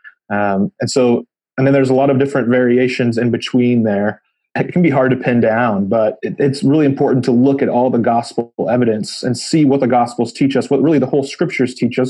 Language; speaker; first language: English; native; English